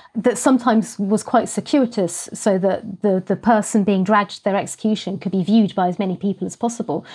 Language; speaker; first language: English; native; English